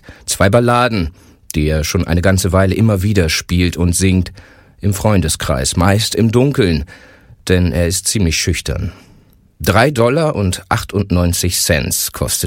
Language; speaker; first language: German; native; German